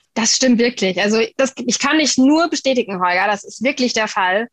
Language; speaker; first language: German; native; German